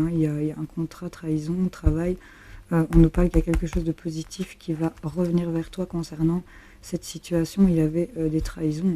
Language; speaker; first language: French; native; French